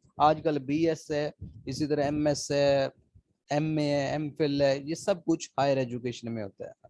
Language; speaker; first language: Urdu; non-native, local second language; Punjabi